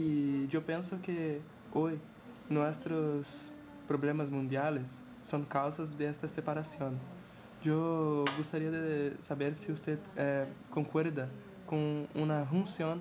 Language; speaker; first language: Spanish; non-native, fluent; Portuguese